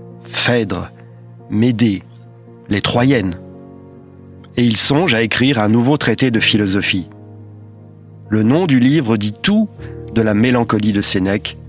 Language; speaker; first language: French; native; French